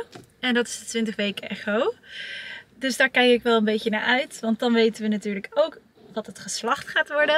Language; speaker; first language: Dutch; native; Dutch